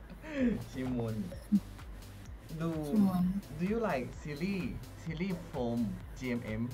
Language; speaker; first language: English; non-native, fluent; Indonesian